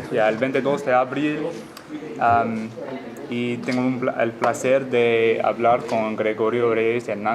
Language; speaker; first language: Spanish; non-native, learner; English